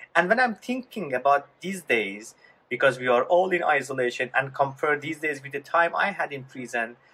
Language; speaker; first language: English; non-native, fluent; Persian